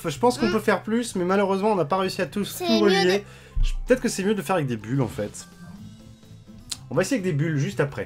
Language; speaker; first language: French; native; French